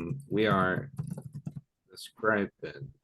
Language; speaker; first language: English; non-native, fluent; Spanish